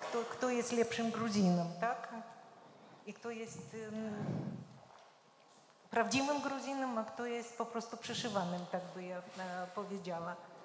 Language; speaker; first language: Polish; non-native, fluent; Georgian